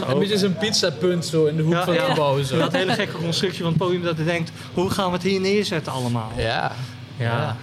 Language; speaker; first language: Dutch; native; Dutch